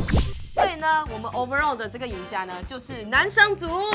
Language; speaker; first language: Chinese; native; Chinese